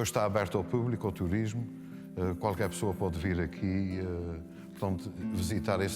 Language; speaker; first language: Portuguese; native; Portuguese